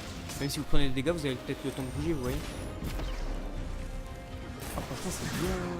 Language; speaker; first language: French; native; French